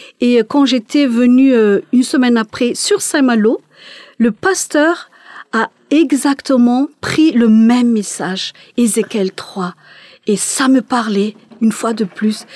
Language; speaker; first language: French; non-native, local second language; Malagasy